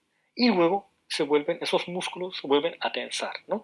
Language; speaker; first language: Spanish; non-native, fluent; Arabic